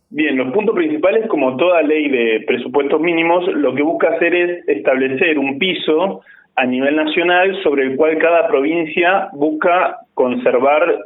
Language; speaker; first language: Spanish; native; Spanish